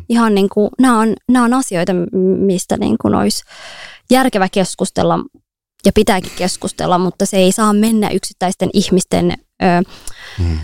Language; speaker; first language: Finnish; early bilingual, other home language; Somali